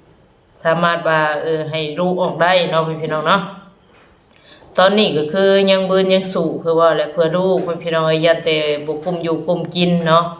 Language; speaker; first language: Thai; non-native, local second language; Lao